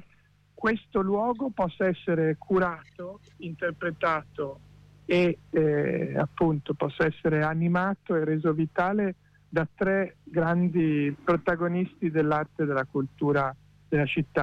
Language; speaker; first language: Italian; native; Italian